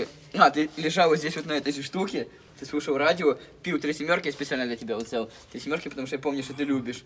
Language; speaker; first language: Russian; native; Russian